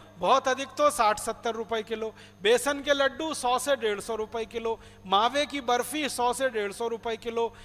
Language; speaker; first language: Hindi; native; Hindi